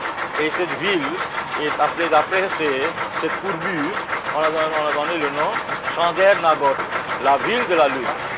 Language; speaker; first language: French; non-native, fluent; Bangla